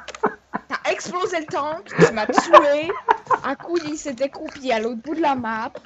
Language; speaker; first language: French; native; French